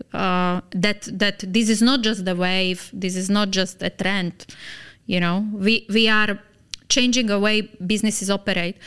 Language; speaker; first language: English; non-native, fluent; Slovak